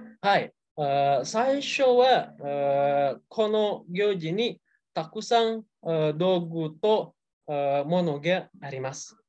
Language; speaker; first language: Japanese; non-native, learner; Indonesian